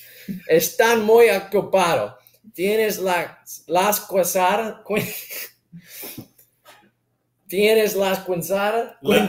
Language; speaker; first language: Spanish; non-native, learner; English